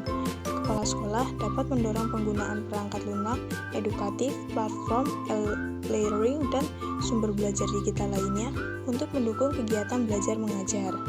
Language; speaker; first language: Indonesian; native; Indonesian